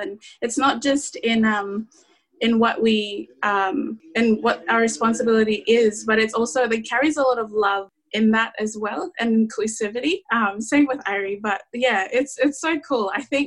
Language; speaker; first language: English; non-native, fluent; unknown